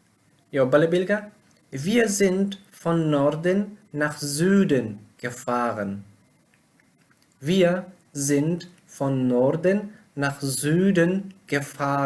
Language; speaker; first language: German; non-native, learner; Pashto